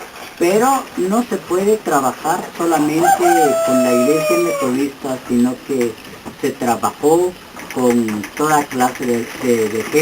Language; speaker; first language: Spanish; non-native, local second language; Kʼicheʼ